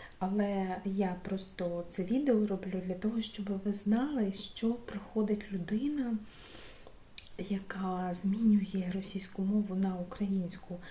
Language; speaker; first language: Ukrainian; non-native, local second language; Russian